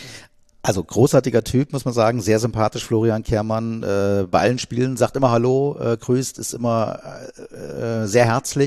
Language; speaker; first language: German; native; German